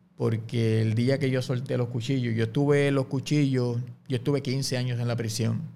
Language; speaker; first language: Spanish; native; Spanish